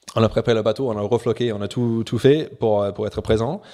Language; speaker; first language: French; non-native, fluent; English